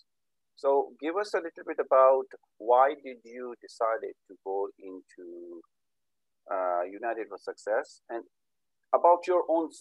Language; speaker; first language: English; native; English